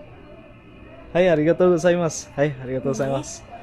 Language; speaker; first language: Japanese; non-native, learner; Sinhala